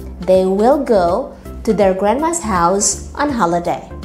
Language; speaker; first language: English; non-native, fluent; Indonesian